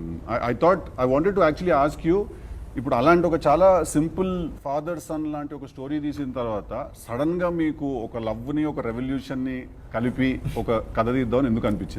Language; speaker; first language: Telugu; native; Telugu